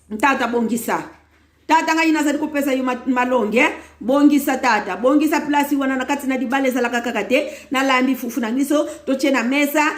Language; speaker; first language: Lingala; non-native, local second language; Kongo